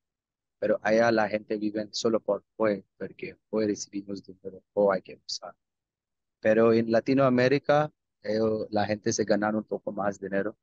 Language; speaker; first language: Spanish; non-native, learner; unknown